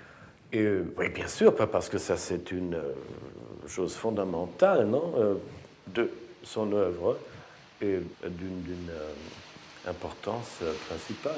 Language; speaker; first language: French; non-native, fluent; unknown